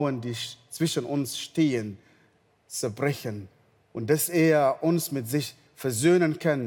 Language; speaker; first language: German; non-native, fluent; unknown